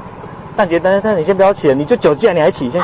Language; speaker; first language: Chinese; native; Chinese